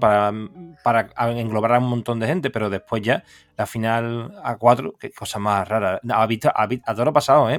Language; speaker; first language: Spanish; native; Spanish